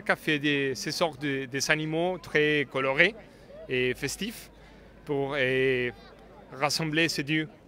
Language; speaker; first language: French; non-native, fluent; Spanish